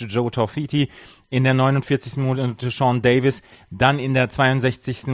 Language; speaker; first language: German; native; German